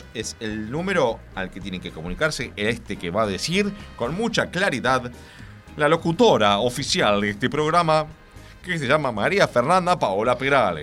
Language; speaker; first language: Spanish; native; Spanish